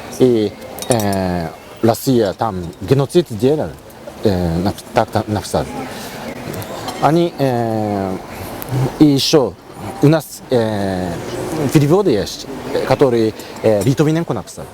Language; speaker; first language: Russian; non-native, learner; Japanese